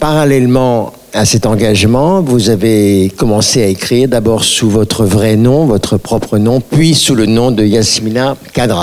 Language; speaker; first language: French; native; French